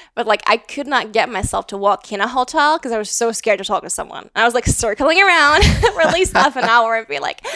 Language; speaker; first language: English; non-native, fluent; Latvian